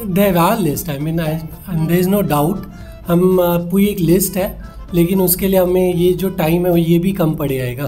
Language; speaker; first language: Hindi; native; Hindi